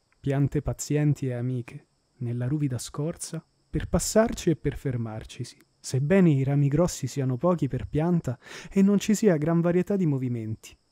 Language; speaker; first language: Italian; native; Italian